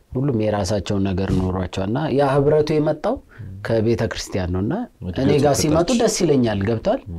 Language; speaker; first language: Amharic; native; Amharic